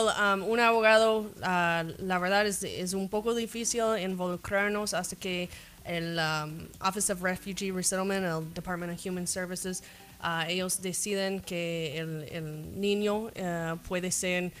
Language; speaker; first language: Spanish; non-native, fluent; English